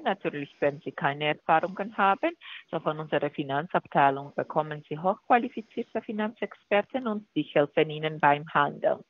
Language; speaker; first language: German; non-native, learner; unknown